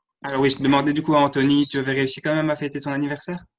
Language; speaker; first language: French; native; French